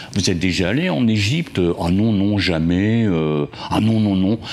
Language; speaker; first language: French; native; French